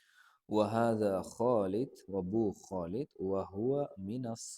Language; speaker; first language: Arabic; non-native, fluent; Uzbek